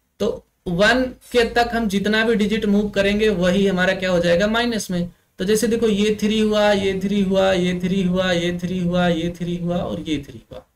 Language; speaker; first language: Hindi; native; Hindi